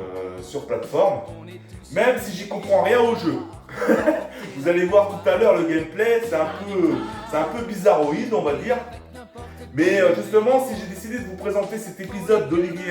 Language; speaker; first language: French; native; French